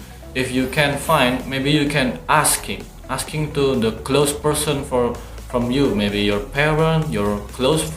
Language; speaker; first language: English; non-native, learner; Indonesian